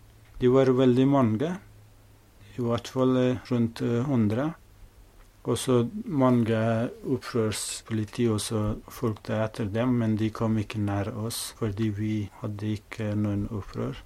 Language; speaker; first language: Norwegian; non-native, fluent; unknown